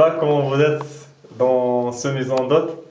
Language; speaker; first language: French; non-native, local second language; Arabic